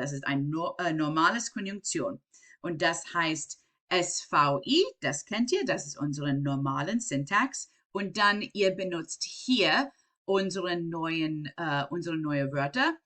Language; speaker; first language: German; non-native, fluent; English